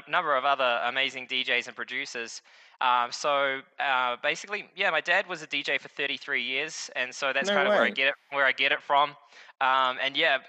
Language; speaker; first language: English; native; English